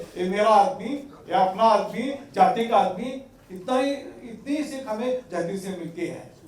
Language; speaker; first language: Hindi; non-native, local second language; Marathi